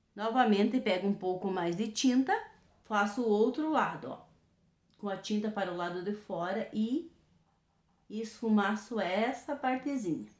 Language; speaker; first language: Portuguese; native; Portuguese